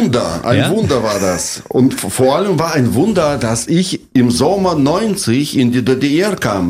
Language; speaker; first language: German; non-native, fluent; Russian